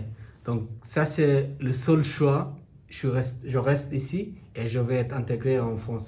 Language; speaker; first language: French; non-native, learner; Bangla